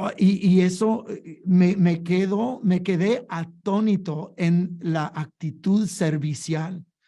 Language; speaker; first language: Spanish; non-native, fluent; English